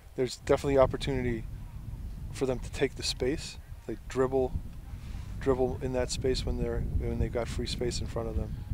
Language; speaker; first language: English; native; English